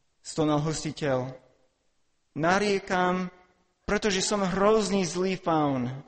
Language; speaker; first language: Slovak; non-native, fluent; English